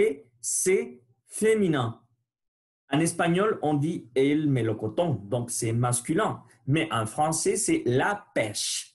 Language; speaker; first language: French; non-native, learner; Spanish